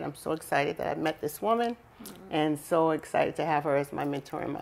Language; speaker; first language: English; native; English